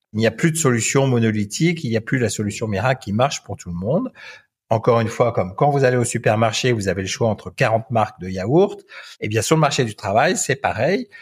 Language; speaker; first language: French; native; French